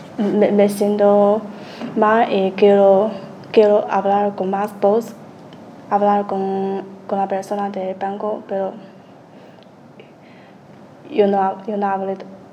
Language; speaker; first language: Spanish; non-native, learner; Chinese